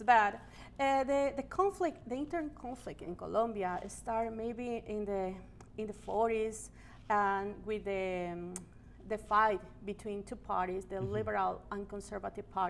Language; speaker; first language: English; non-native, learner; Spanish